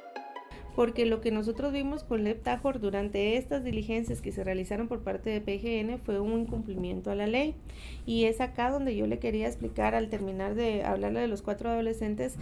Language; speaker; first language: Spanish; native; Spanish